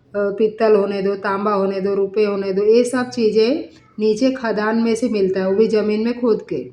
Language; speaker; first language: Hindi; non-native, local second language; Marathi